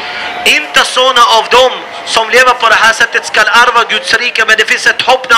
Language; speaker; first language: Swedish; non-native, fluent; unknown